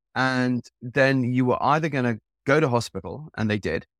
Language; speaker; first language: English; native; English